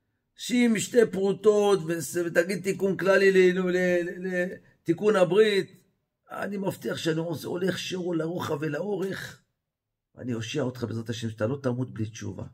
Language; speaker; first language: Hebrew; native; Hebrew